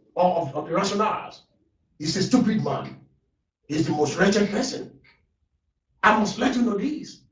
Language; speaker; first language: English; non-native, local second language; Yoruba